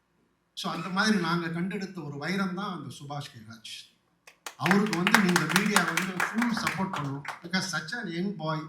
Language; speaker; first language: Tamil; native; Tamil